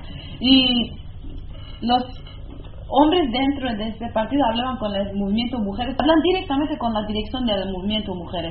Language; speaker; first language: Spanish; non-native, learner; Kurdish